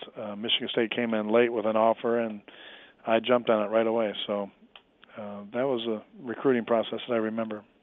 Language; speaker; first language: English; native; English